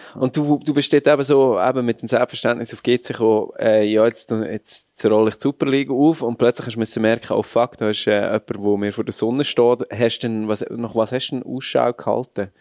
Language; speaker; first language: German; native; German